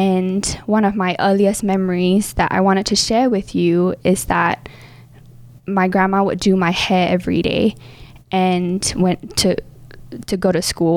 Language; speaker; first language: English; native; English